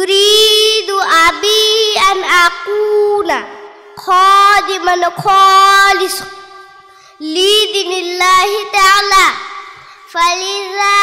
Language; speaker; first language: Arabic; non-native, learner; Bangla